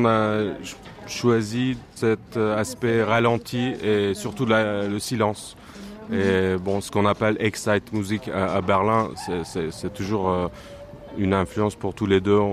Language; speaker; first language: French; non-native, fluent; Turkish